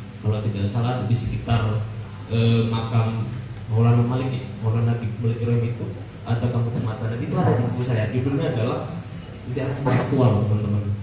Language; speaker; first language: Indonesian; non-native, local second language; Madurese